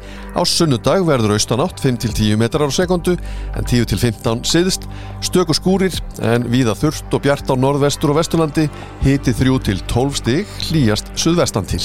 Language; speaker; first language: Icelandic; native; Icelandic